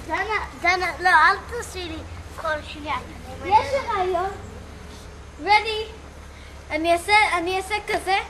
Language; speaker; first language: Hebrew; early bilingual, heritage; Hebrew